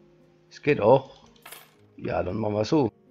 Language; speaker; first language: German; non-native, learner; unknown